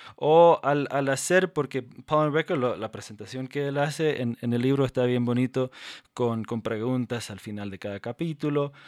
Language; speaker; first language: Spanish; non-native, fluent; English